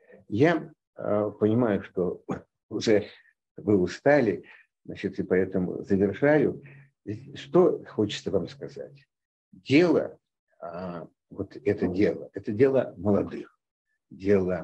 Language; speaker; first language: Russian; native; Russian